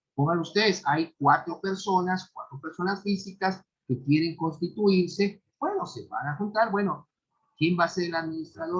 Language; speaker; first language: Spanish; native; Spanish